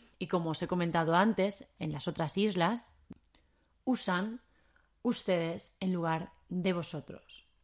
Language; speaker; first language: Spanish; native; Spanish